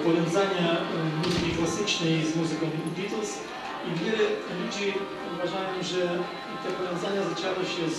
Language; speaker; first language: Polish; non-native, fluent; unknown